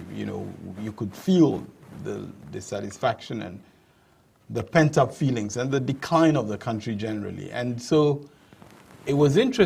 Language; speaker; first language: English; non-native, local second language; Ewe